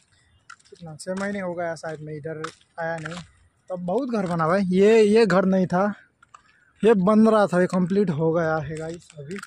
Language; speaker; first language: Hindi; non-native, local second language; Nepali